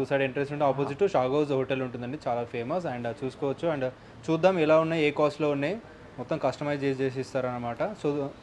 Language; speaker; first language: Telugu; native; Telugu